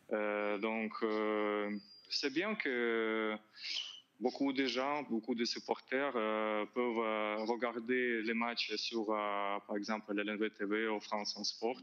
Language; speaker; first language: French; non-native, learner; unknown